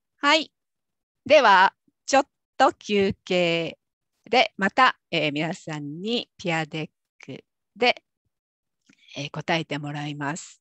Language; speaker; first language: Japanese; native; Japanese